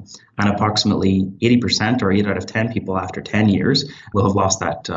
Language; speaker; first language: English; native; English